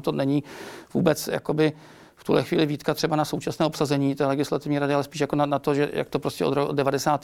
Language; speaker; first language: Czech; native; Czech